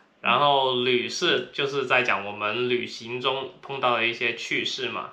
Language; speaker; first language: Chinese; non-native, local second language; Cantonese